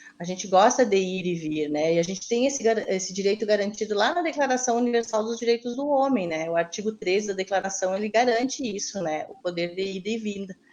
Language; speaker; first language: Portuguese; native; Portuguese